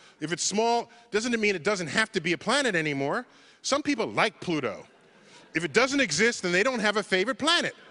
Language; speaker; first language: English; native; English